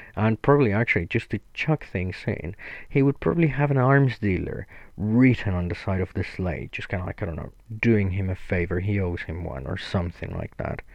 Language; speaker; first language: English; non-native, fluent; Spanish